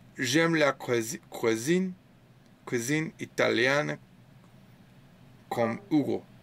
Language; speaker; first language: French; non-native, learner; English